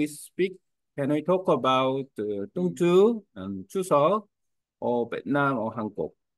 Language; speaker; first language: English; non-native, learner; Korean